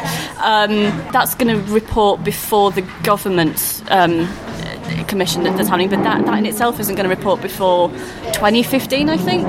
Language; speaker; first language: English; native; English